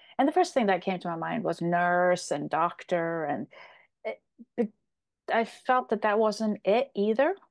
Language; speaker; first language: English; non-native, fluent; Polish